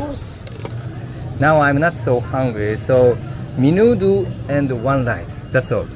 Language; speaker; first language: English; non-native, learner; Japanese